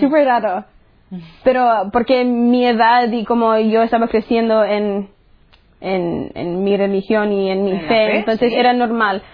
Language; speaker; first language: Spanish; early bilingual, heritage; English